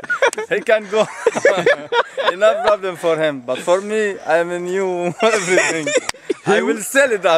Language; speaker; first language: English; non-native, learner; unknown